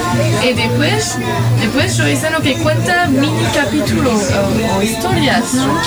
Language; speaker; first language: Spanish; non-native, learner; French